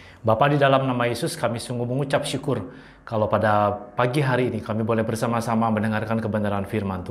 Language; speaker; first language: Indonesian; native; Indonesian